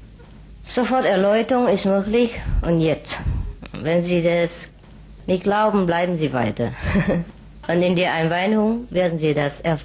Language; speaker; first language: German; non-native, fluent; Vietnamese